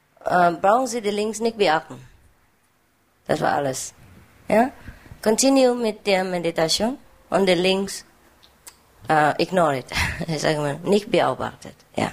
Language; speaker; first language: German; non-native, learner; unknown